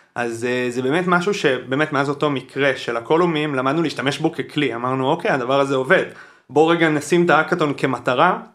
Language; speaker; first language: Hebrew; native; Hebrew